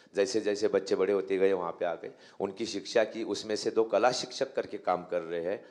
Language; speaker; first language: Hindi; non-native, local second language; Marathi